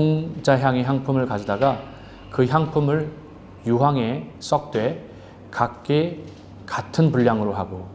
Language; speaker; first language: Korean; native; Korean